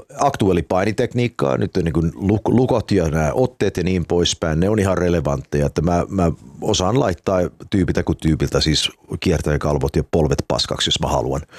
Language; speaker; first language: Finnish; early bilingual, heritage; Finnish